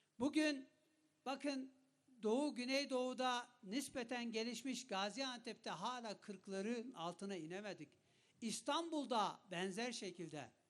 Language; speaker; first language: Turkish; non-native, local second language; Kurdish